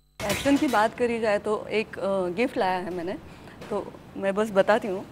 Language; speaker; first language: Hindi; non-native, local second language; Marathi